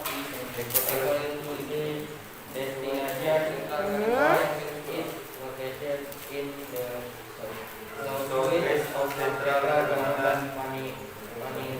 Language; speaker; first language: English; non-native, learner; Indonesian